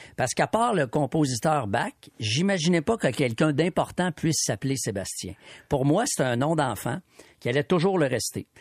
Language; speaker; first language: French; native; French